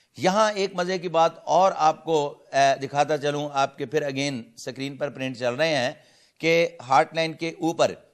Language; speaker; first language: Urdu; non-native, local second language; Punjabi